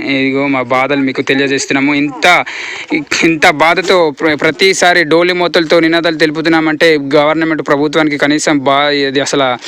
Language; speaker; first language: Telugu; native; Telugu